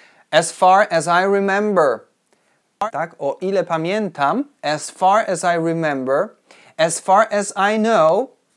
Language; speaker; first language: English; non-native, fluent; Polish